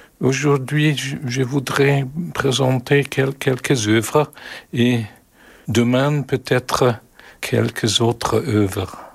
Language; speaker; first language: French; non-native, learner; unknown